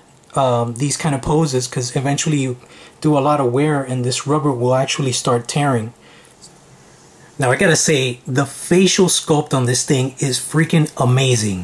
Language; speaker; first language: English; native; English